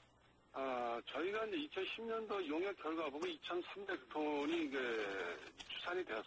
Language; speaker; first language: Korean; native; Korean